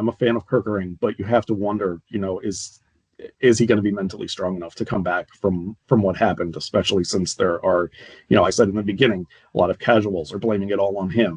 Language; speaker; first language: English; native; English